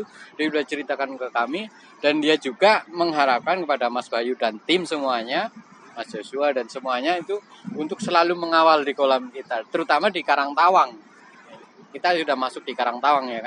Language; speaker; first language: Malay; non-native, local second language; Javanese